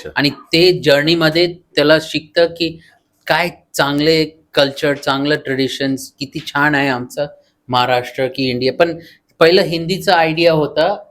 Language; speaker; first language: Marathi; early bilingual, heritage; Marathi